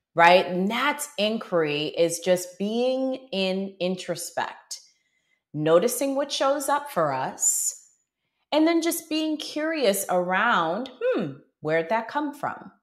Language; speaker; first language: English; native; English